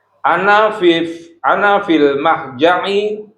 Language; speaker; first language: Arabic; non-native, learner; Indonesian